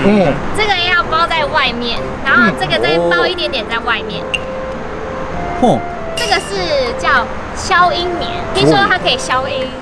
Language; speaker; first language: Chinese; native; Chinese